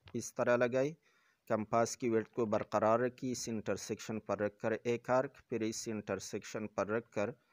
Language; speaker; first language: Urdu; non-native, local second language; Pashto